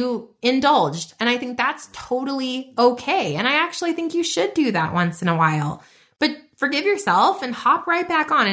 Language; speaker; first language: English; native; English